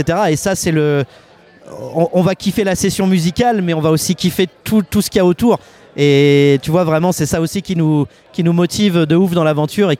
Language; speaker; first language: French; native; French